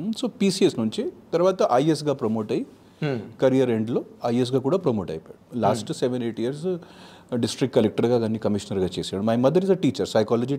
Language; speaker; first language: Telugu; non-native, fluent; Hindi